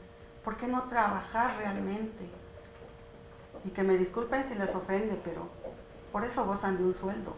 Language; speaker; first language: Spanish; native; Spanish